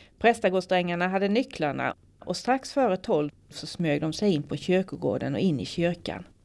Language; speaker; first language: Swedish; native; Swedish